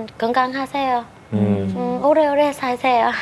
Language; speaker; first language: Korean; non-native, learner; Vietnamese